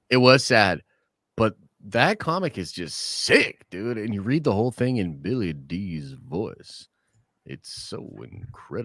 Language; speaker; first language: English; native; English